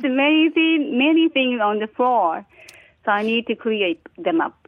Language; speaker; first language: English; non-native, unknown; Japanese